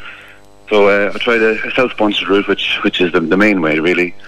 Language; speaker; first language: English; native; English